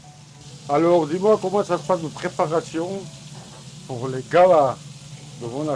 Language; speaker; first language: French; non-native, learner; Georgian